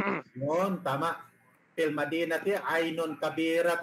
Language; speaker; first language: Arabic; non-native, fluent; Filipino